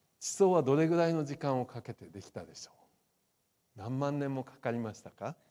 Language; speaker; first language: Japanese; native; Japanese